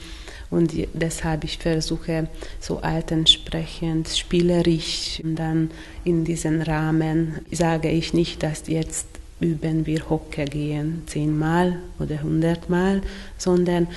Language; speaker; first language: German; non-native, fluent; Hungarian